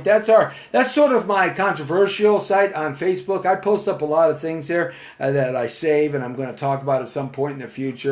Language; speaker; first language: English; native; English